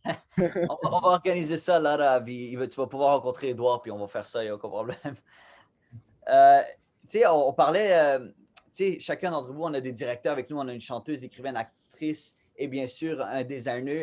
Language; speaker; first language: French; native; French